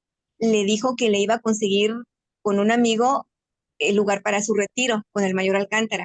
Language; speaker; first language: Spanish; native; Spanish